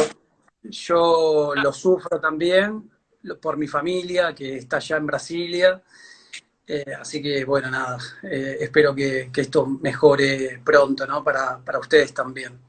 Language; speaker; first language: Spanish; native; Spanish